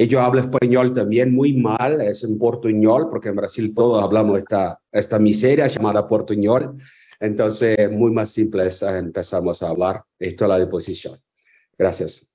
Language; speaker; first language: Spanish; non-native, learner; Portuguese